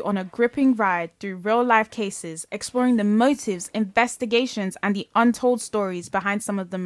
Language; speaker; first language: English; non-native, local second language; Yoruba